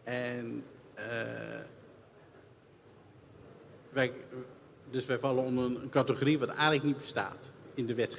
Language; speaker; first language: Dutch; early bilingual, other home language; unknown